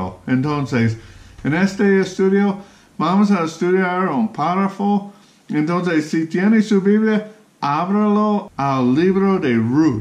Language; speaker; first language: Spanish; non-native, learner; English